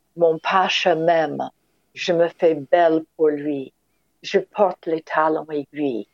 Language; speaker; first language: French; non-native, fluent; English